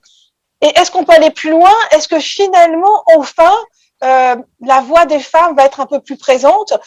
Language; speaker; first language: French; native; French